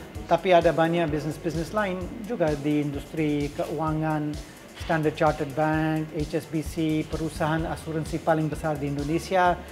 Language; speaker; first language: Indonesian; non-native, fluent; English